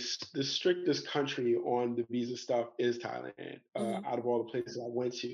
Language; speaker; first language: English; native; English